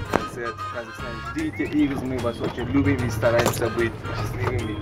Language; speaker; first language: Russian; non-native, local second language; Kazakh